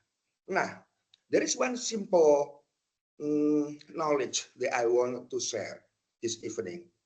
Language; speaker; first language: English; non-native, fluent; Indonesian